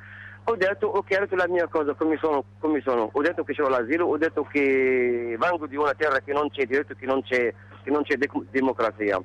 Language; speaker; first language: Italian; non-native, learner; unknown